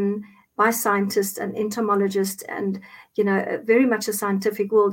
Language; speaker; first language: English; non-native, local second language; Afrikaans